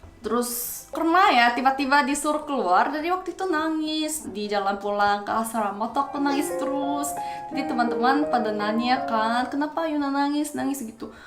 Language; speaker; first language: Indonesian; non-native, fluent; Korean